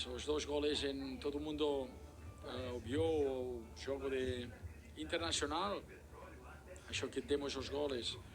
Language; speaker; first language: Portuguese; non-native, learner; Spanish